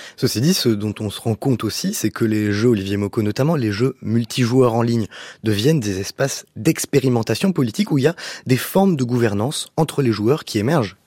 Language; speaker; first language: French; native; French